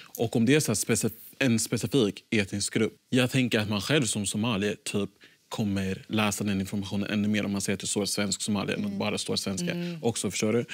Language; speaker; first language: Swedish; early bilingual, other home language; Somali